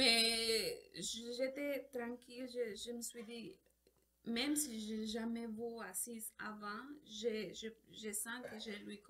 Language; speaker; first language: French; non-native, learner; Spanish